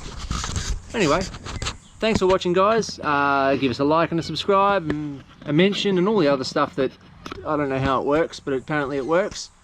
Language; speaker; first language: English; native; English